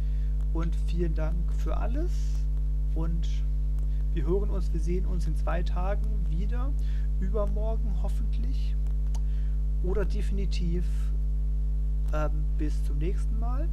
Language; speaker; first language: German; non-native, fluent; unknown